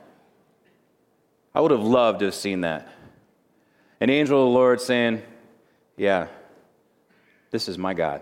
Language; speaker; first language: English; native; English